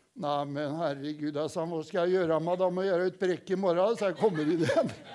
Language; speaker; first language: Norwegian; native; Norwegian